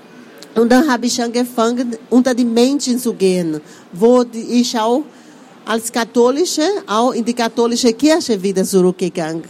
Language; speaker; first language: German; non-native, fluent; Portuguese